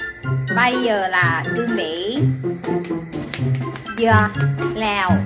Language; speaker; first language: Vietnamese; non-native, learner; Thai